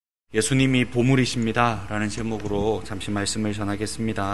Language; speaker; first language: Korean; native; Korean